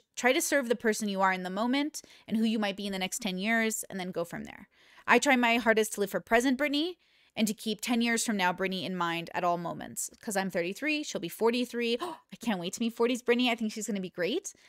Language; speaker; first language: English; native; English